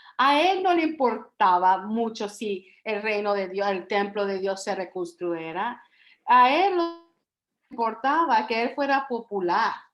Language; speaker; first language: Spanish; early bilingual, heritage; Spanish